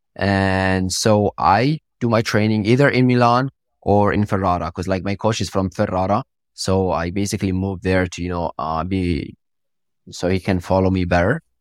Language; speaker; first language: English; non-native, fluent; Italian